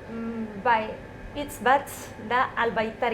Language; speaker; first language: Basque; non-native, learner; Arabic